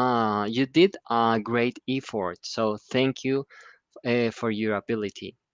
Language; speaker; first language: English; non-native, fluent; Spanish